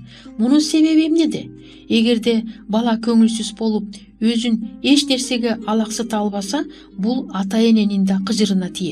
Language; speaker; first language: Kyrgyz; native; Kyrgyz